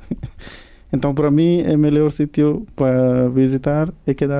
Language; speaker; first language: Portuguese; non-native, learner; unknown